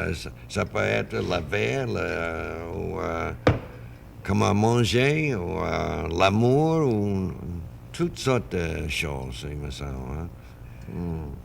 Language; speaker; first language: French; non-native, fluent; English